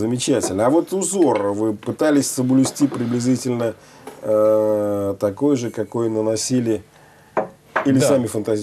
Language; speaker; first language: Russian; native; Russian